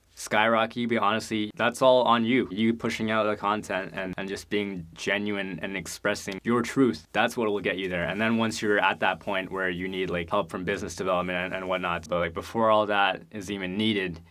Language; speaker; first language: English; native; English